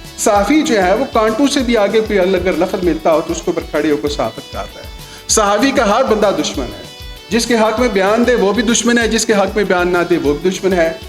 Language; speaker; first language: Urdu; non-native, local second language; Punjabi